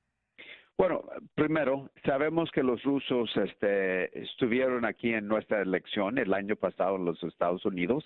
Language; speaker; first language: Spanish; early bilingual, heritage; Spanish